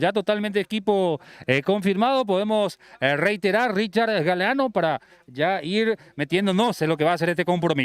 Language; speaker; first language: Spanish; native; Spanish